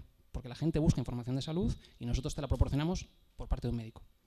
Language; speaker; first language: Spanish; native; Spanish